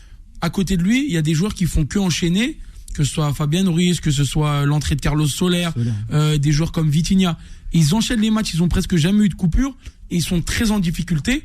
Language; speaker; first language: French; native; French